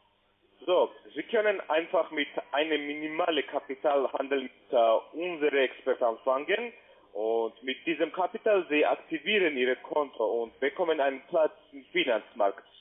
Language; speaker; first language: German; non-native, learner; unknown